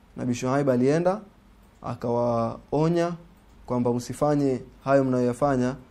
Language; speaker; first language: Swahili; native; Swahili